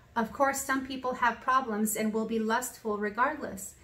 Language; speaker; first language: English; native; English